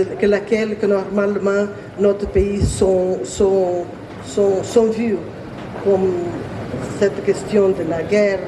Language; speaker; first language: French; non-native, learner; Portuguese